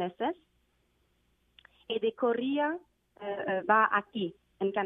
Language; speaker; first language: Spanish; non-native, learner; Vietnamese